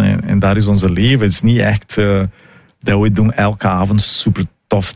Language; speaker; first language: Dutch; non-native, learner; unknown